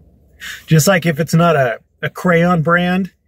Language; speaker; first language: English; native; English